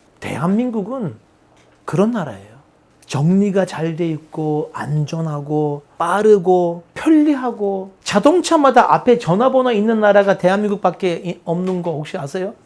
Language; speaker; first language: Korean; non-native, fluent; Turkish